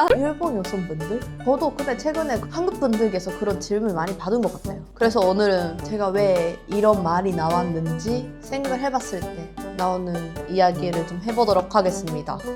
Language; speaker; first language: Korean; non-native, fluent; Japanese